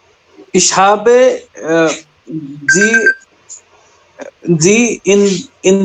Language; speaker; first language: German; non-native, learner; Hindi